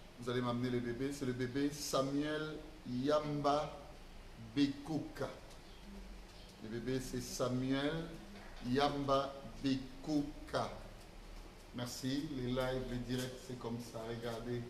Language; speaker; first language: French; non-native, local second language; Lingala